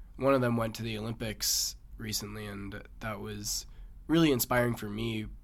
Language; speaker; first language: English; native; English